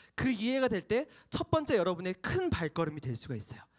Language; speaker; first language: Korean; native; Korean